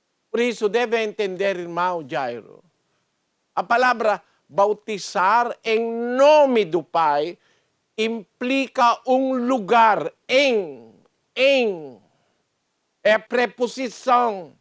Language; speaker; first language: Portuguese; non-native, learner; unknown